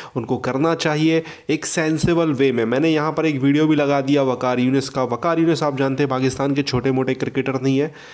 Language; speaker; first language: Hindi; native; Hindi